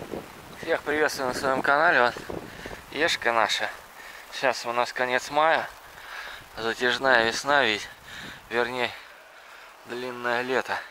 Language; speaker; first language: Russian; native; Russian